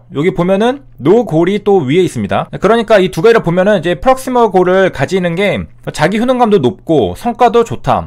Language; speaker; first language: Korean; native; Korean